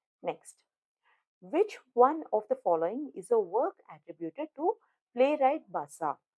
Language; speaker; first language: English; non-native, local second language; Telugu